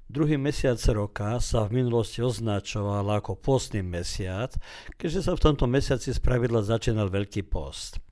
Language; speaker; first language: Slovak; early bilingual, heritage; Slovak